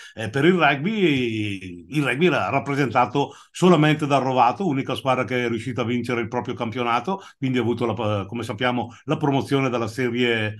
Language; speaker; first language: Italian; native; Italian